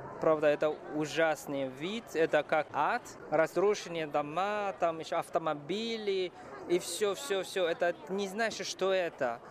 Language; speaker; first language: Russian; non-native, fluent; Chinese